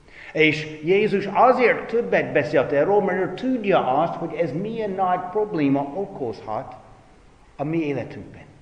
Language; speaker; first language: Hungarian; non-native, fluent; English